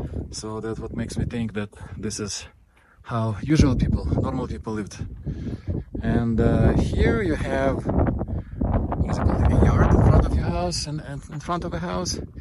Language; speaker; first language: English; non-native, fluent; Russian